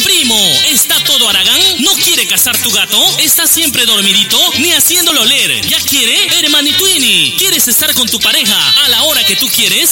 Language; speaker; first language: Spanish; native; Spanish